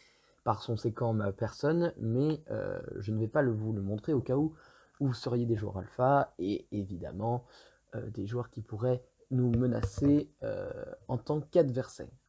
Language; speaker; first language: French; native; French